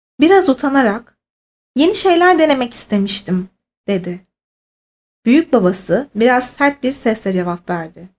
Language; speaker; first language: Turkish; native; Turkish